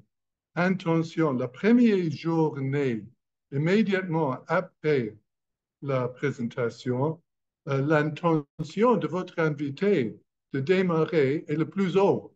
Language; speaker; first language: French; non-native, fluent; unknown